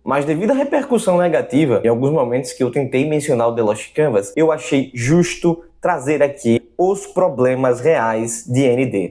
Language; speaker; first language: Portuguese; native; Portuguese